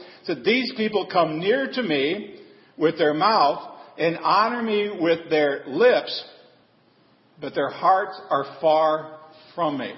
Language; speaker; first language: English; native; English